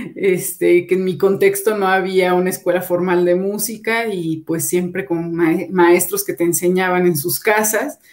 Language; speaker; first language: Spanish; native; Spanish